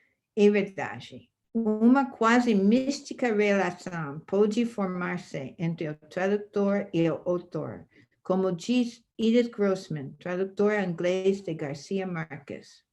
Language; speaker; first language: Portuguese; non-native, fluent; English